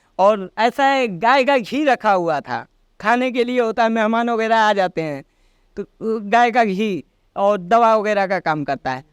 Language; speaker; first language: Hindi; native; Hindi